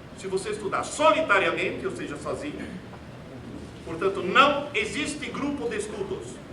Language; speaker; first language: Portuguese; early bilingual, other home language; Italian